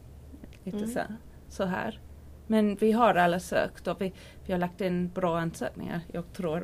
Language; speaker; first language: Swedish; non-native, learner; English